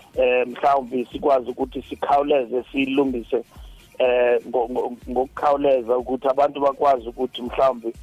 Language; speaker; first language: Zulu; non-native, local second language; Xhosa